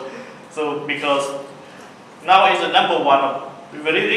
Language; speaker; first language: English; non-native, learner; Thai